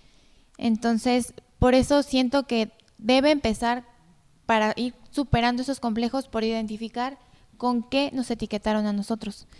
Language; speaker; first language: Spanish; native; Spanish